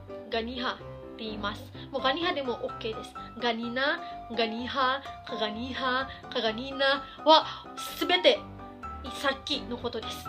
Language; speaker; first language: Japanese; non-native, fluent; Cebuano